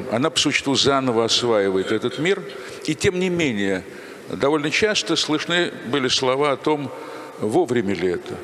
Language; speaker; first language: Russian; native; Russian